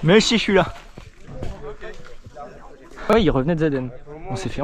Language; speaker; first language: French; native; French